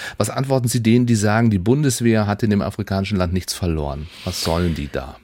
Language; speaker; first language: German; native; German